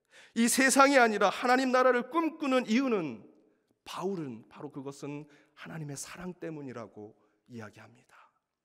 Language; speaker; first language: Korean; native; Korean